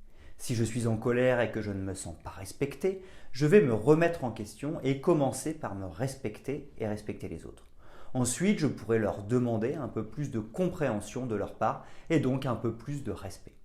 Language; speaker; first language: French; native; French